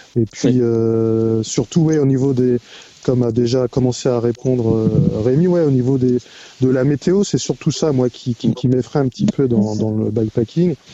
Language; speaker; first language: French; native; French